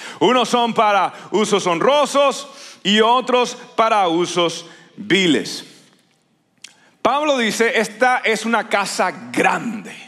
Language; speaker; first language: Spanish; native; Spanish